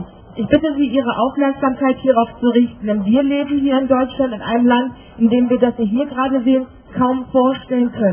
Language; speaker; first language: German; native; German